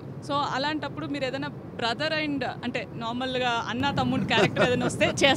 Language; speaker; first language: Telugu; native; Telugu